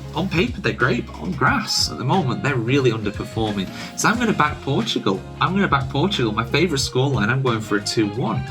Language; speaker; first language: English; native; English